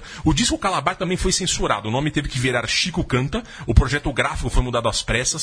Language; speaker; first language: Portuguese; native; Portuguese